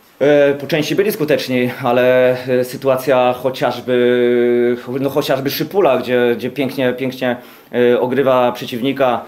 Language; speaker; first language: Polish; native; Polish